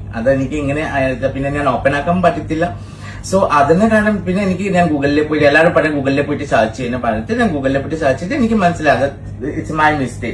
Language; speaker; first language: Malayalam; non-native, local second language; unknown